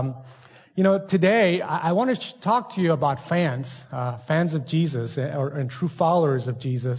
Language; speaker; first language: English; native; English